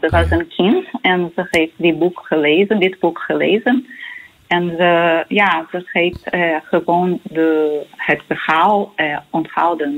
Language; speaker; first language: Dutch; non-native, local second language; Portuguese